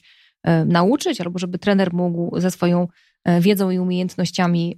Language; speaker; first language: Polish; native; Polish